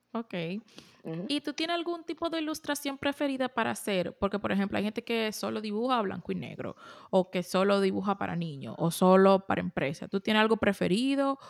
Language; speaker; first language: Spanish; native; Spanish